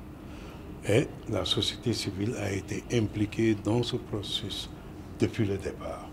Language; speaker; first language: French; non-native, local second language; Wolof